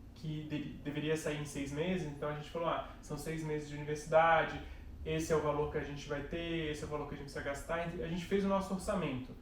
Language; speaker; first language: Portuguese; native; Portuguese